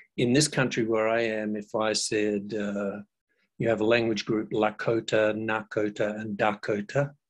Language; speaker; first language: English; native; English